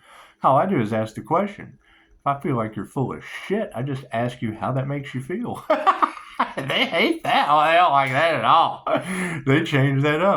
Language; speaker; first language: English; native; English